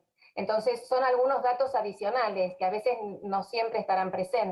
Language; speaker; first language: Spanish; native; Spanish